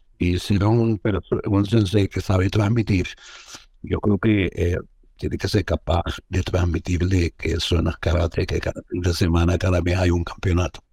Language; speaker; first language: Spanish; non-native, fluent; Arabic